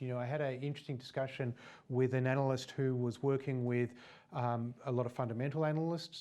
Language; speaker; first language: English; native; English